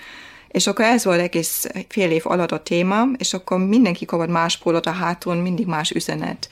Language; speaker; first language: Hungarian; non-native, fluent; German